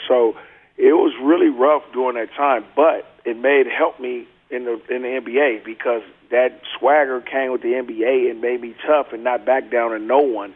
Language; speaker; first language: English; native; English